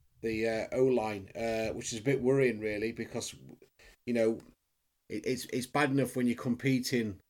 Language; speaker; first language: English; native; English